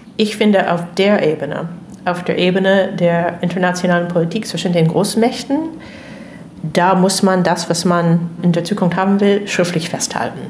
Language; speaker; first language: German; non-native, fluent; English